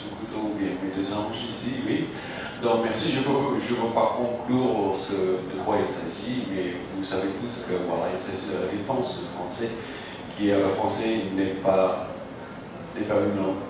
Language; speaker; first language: French; non-native, fluent; Indonesian